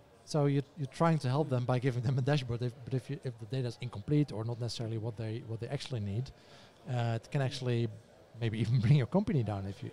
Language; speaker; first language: English; non-native, fluent; Dutch